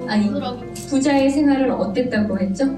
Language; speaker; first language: Korean; native; Korean